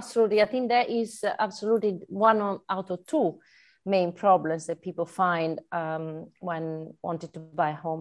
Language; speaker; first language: English; non-native, fluent; Italian